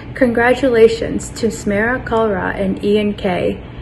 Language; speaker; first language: English; native; English